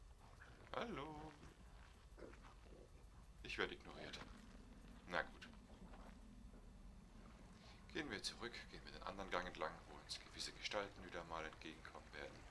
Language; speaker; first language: German; native; German